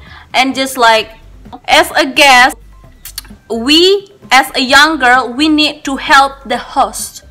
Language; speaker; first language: English; non-native, learner; Indonesian